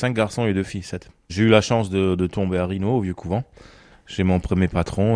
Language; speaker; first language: French; non-native, fluent; German